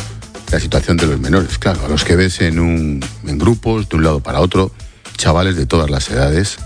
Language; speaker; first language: Spanish; native; Spanish